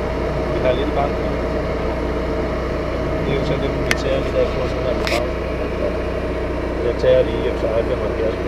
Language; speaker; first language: Danish; native; Danish